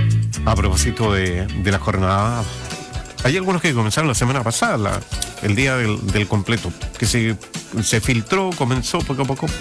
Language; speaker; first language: Spanish; native; Spanish